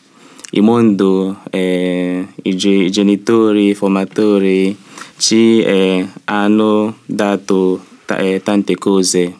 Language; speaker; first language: Italian; non-native, learner; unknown